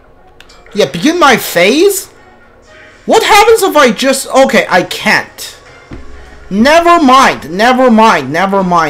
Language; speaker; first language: English; native; English